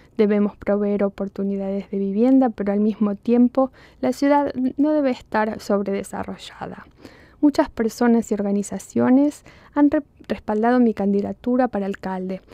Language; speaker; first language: Spanish; early bilingual, heritage; Spanish